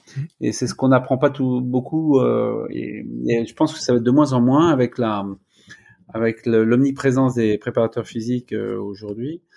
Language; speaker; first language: French; native; French